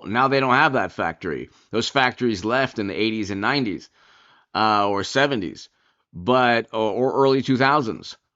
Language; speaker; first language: English; native; English